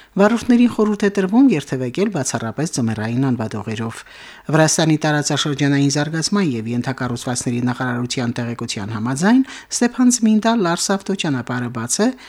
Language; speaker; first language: Armenian; native; Armenian